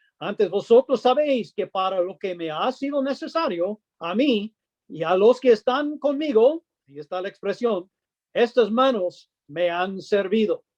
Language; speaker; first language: Spanish; non-native, fluent; English